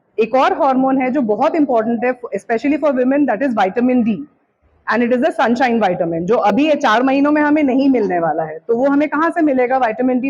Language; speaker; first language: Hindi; non-native, local second language; Bangla